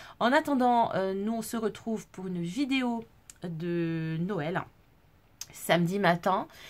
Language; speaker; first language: French; native; French